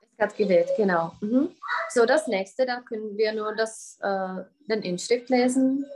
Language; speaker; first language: German; non-native, fluent; Czech